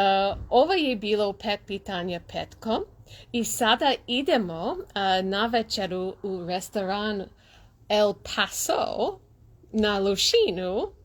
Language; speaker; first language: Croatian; non-native, learner; English